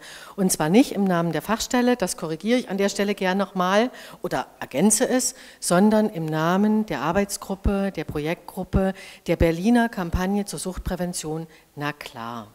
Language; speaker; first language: German; native; German